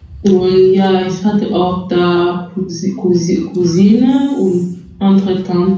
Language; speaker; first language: German; non-native, fluent; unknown